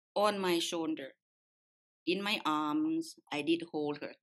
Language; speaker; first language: English; non-native, fluent; Lao